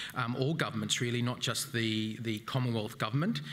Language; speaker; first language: English; native; English